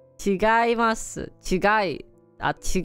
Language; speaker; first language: Japanese; non-native, learner; Korean